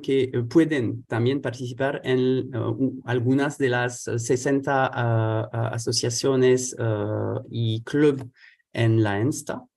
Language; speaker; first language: Spanish; non-native, fluent; French